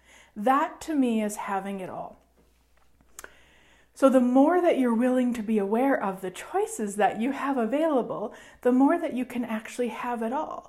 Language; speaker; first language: English; native; English